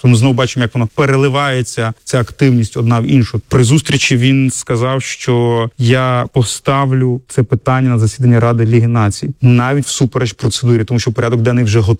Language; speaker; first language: Ukrainian; native; Ukrainian